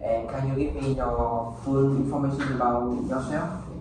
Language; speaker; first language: English; non-native, learner; Vietnamese